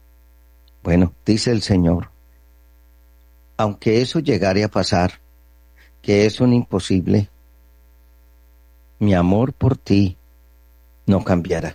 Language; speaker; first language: Spanish; native; Spanish